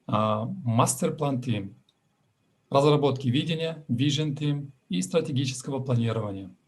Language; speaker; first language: Russian; native; Russian